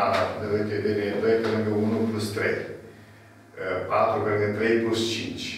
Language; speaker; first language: Romanian; native; Romanian